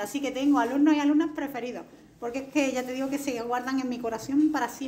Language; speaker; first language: Spanish; native; Spanish